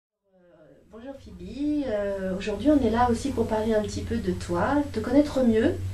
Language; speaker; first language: French; native; French